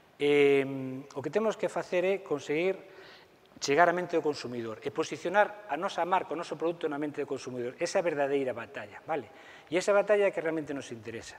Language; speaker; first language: Galician; native; Galician